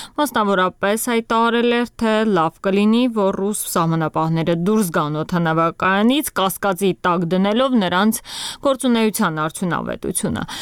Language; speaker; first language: Armenian; native; Armenian